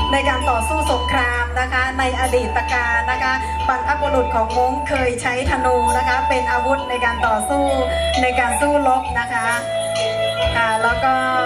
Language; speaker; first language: Thai; non-native, local second language; Hmong